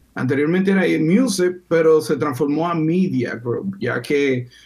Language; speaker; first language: Spanish; native; Spanish